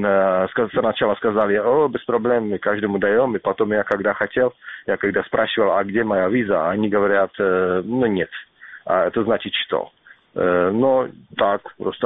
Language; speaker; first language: Russian; non-native, fluent; Czech